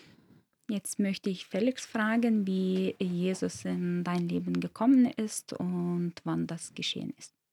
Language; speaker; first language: German; non-native, fluent; Lithuanian